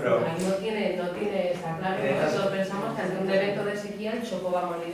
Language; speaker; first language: Spanish; native; Spanish